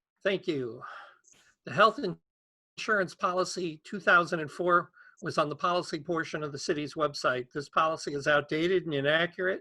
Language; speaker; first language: English; native; English